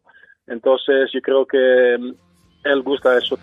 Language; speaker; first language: Spanish; non-native, learner; Dutch